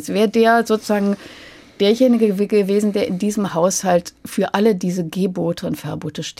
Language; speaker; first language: German; native; German